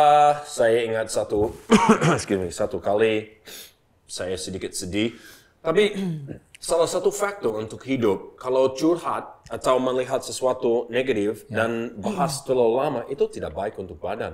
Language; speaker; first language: Indonesian; non-native, learner; English